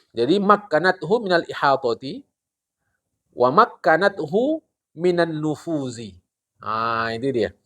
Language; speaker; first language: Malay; non-native, local second language; Indonesian